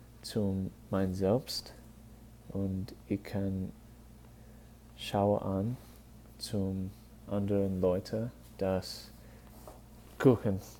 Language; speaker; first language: German; non-native, learner; English